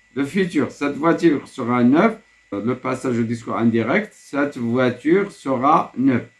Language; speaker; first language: French; non-native, local second language; Arabic